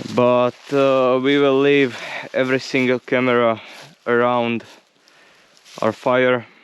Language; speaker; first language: English; non-native, fluent; Slovak